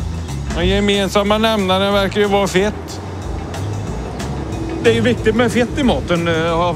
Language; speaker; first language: Swedish; native; Swedish